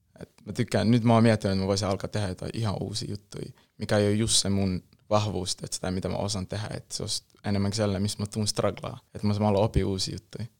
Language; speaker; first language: Finnish; early bilingual, other home language; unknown